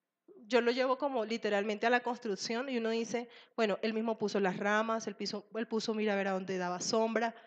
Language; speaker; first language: Spanish; native; Spanish